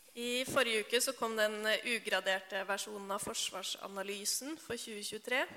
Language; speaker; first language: Norwegian; native; Norwegian